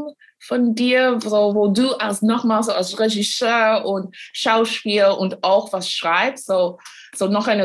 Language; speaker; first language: German; non-native, fluent; English